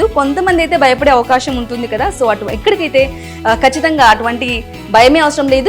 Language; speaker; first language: Telugu; native; Telugu